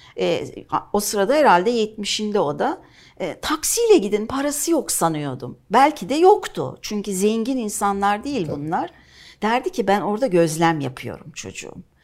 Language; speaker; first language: Turkish; native; Turkish